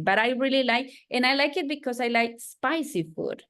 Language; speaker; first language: English; non-native, fluent; Spanish